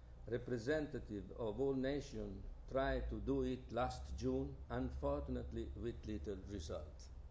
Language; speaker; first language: English; non-native, fluent; Italian